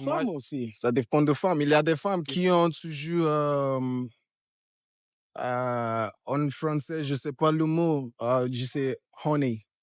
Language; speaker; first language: French; non-native, fluent; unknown